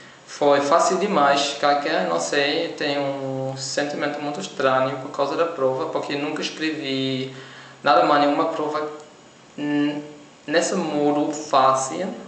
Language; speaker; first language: Portuguese; non-native, learner; German